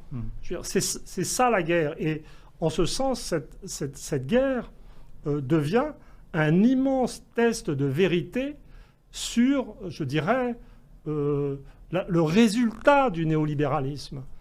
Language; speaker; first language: French; native; French